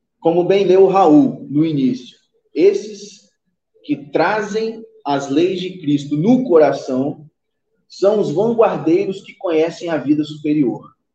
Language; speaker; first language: Portuguese; native; Portuguese